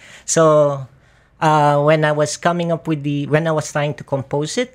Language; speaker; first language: English; non-native, local second language; Filipino